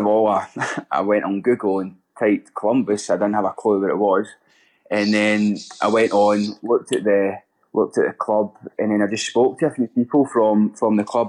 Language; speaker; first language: English; native; English